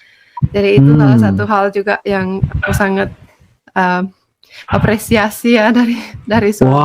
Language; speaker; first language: Indonesian; non-native, fluent; Finnish